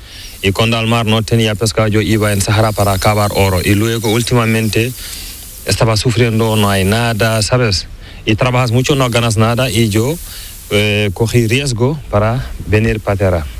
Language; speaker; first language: Spanish; non-native, learner; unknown